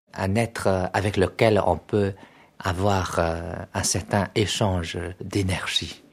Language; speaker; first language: French; non-native, fluent; Chinese